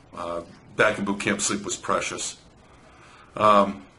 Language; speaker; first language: English; native; English